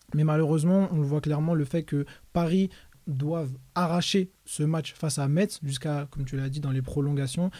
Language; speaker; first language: French; native; French